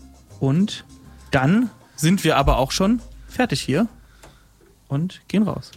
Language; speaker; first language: German; native; German